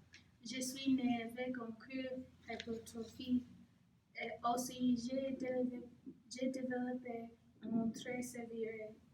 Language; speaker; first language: French; non-native, learner; English